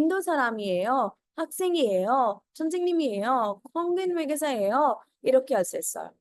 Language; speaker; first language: Korean; non-native, fluent; Hindi